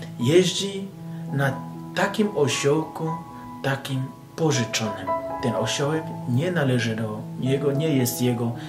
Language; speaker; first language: Polish; non-native, fluent; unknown